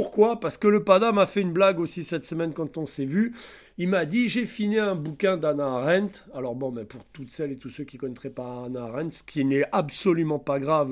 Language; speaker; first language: French; native; French